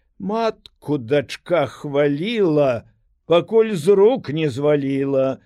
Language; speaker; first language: Belarusian; native; Belarusian